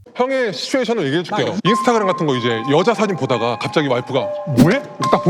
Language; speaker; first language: Korean; native; Korean